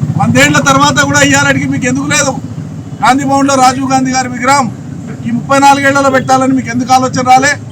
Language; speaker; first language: Telugu; native; Telugu